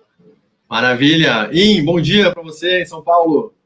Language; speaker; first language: Portuguese; native; Portuguese